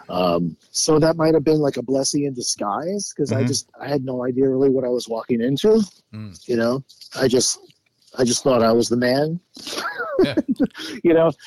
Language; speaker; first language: English; native; English